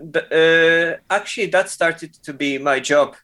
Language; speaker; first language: English; non-native, fluent; Polish